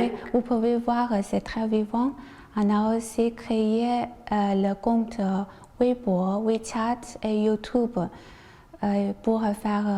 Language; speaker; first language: French; non-native, learner; Chinese